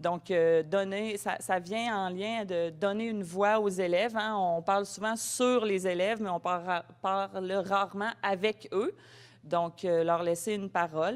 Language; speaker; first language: French; native; French